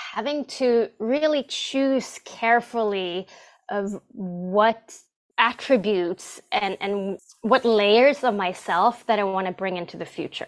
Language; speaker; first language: English; non-native, fluent; Swedish